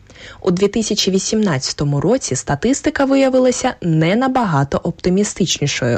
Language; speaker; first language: Ukrainian; native; Ukrainian